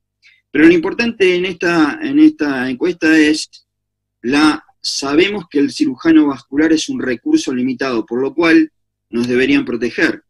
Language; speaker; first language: Spanish; native; Spanish